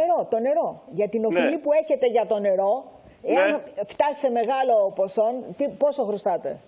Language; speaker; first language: Greek; native; Greek